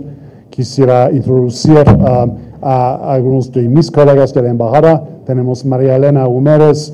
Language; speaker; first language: Spanish; non-native, fluent; English